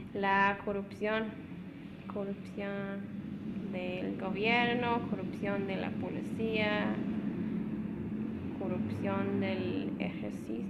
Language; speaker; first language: Spanish; non-native, fluent; English